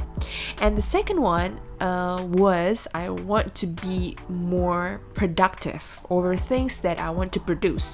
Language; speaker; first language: English; non-native, fluent; Indonesian